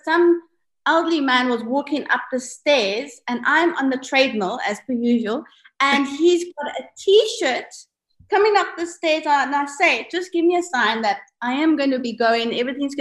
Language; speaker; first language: English; native; English